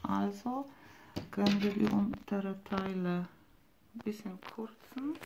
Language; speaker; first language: German; non-native, fluent; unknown